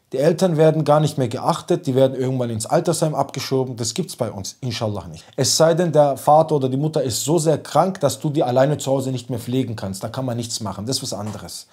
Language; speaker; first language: German; early bilingual, other home language; Turkish